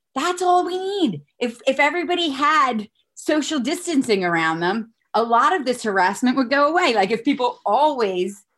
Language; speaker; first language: English; native; English